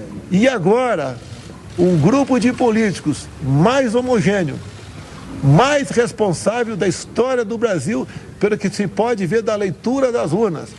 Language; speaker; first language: Portuguese; native; Portuguese